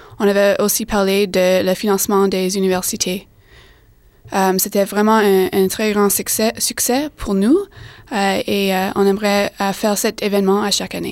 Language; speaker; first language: French; non-native, fluent; English